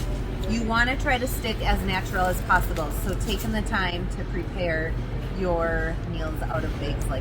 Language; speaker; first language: English; native; English